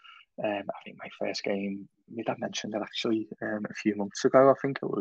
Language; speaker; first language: English; native; English